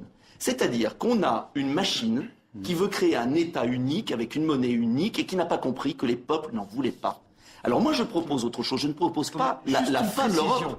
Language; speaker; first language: French; native; French